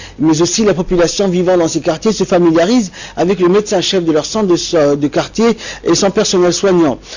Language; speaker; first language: French; non-native, local second language; Somali